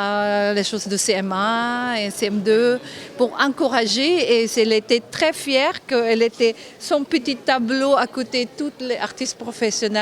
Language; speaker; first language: French; non-native, fluent; Japanese